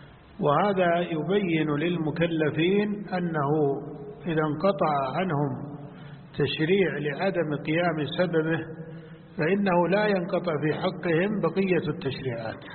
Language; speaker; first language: Arabic; native; Arabic